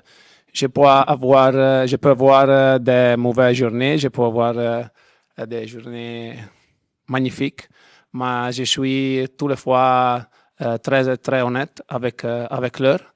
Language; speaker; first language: French; non-native, learner; Italian